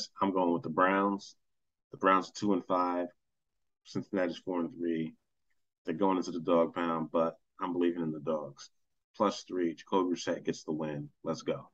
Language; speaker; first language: English; native; English